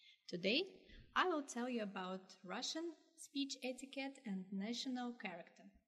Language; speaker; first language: English; non-native, fluent; Russian